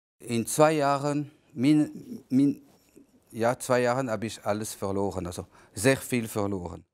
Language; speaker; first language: German; non-native, local second language; French